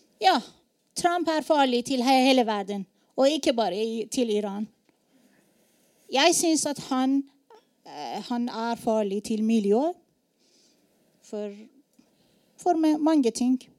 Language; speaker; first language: Norwegian; non-native, learner; Persian